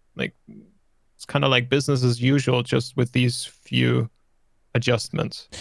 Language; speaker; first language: English; non-native, fluent; German